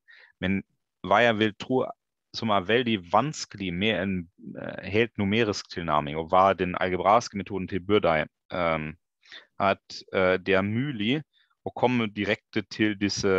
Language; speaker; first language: Norwegian; non-native, fluent; German